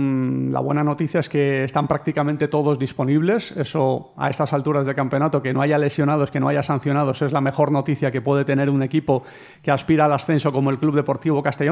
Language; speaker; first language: Spanish; native; Spanish